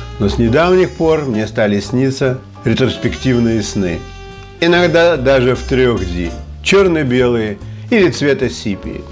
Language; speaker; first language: Russian; native; Russian